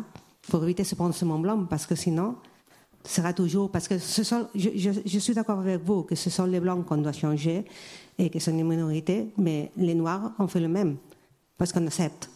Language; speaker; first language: French; non-native, learner; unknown